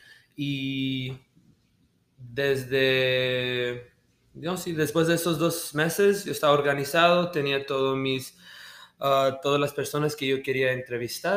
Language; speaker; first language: Spanish; early bilingual, heritage; Spanish